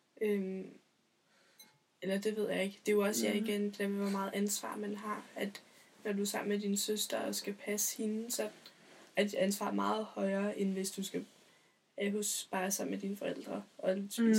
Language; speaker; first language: Danish; native; Danish